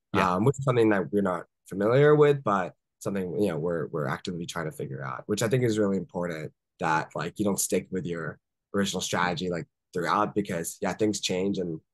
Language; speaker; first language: English; native; English